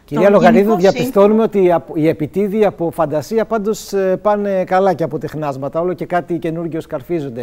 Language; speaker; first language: Greek; native; Greek